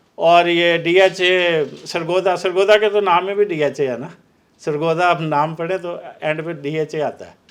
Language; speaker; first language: Urdu; non-native, local second language; Punjabi